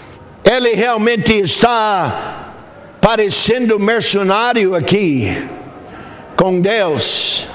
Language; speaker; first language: Portuguese; non-native, fluent; English